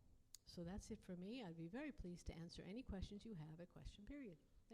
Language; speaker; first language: English; native; English